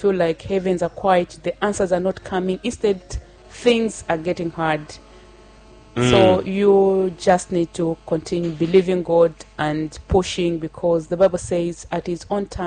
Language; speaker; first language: English; non-native, local second language; Bemba